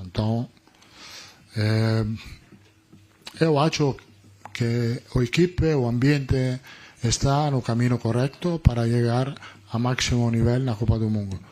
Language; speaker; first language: Portuguese; non-native, learner; Italian